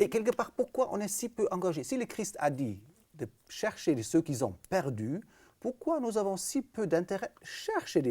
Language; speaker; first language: French; native; French